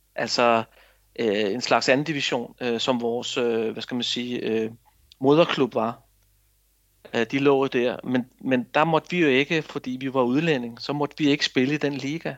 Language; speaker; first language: Danish; native; Danish